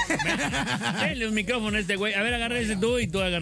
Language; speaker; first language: Spanish; native; Spanish